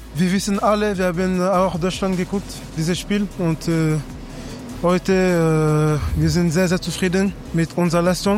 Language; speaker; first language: German; non-native, fluent; French